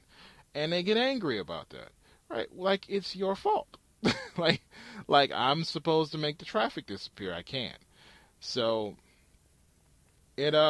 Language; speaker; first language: English; native; English